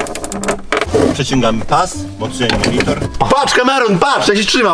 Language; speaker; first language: Polish; native; Polish